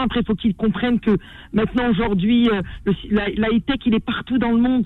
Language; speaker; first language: French; non-native, local second language; Arabic